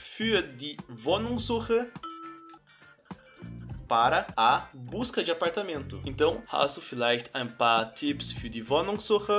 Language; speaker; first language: German; non-native, fluent; Portuguese